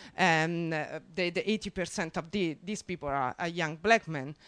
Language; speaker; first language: English; non-native, fluent; Italian